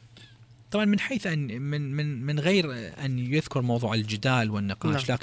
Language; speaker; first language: Arabic; native; Arabic